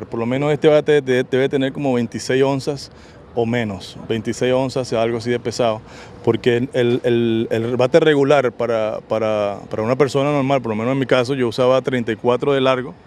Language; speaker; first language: Spanish; native; Spanish